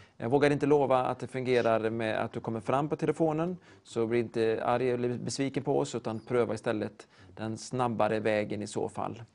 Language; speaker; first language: Swedish; native; Swedish